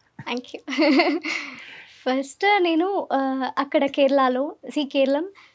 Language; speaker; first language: Telugu; non-native, learner; Malayalam